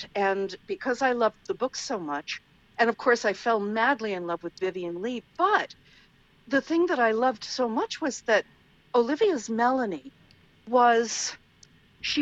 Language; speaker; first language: English; native; English